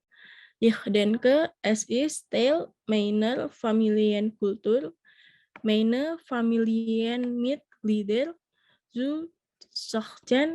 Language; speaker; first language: German; non-native, learner; Indonesian